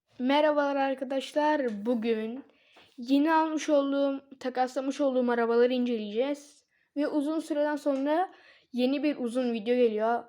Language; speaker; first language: Turkish; native; Turkish